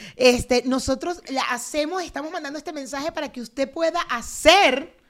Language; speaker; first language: Spanish; native; Spanish